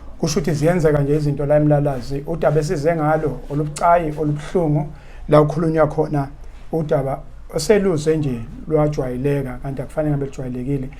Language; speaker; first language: Zulu; native; Zulu